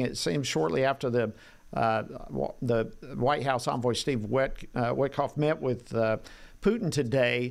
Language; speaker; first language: English; native; English